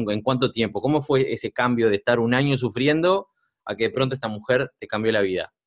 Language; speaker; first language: Spanish; native; Spanish